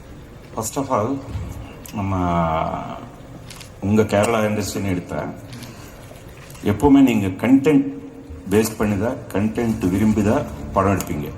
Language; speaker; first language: Tamil; non-native, fluent; Telugu